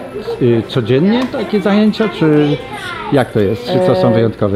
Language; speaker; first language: Polish; native; Polish